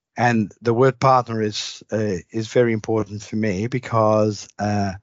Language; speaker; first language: English; non-native, fluent; Dutch